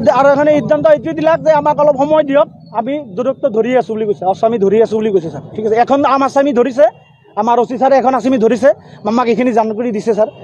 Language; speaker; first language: Assamese; non-native, local second language; Bangla